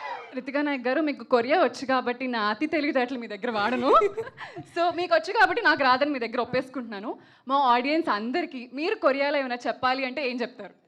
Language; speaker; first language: Telugu; native; Telugu